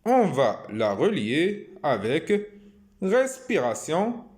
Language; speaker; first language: French; non-native, local second language; Arabic